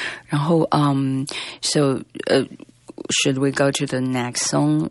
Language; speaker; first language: English; non-native, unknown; Chinese